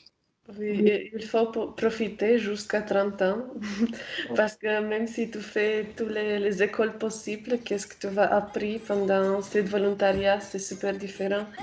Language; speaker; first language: French; non-native, fluent; Romanian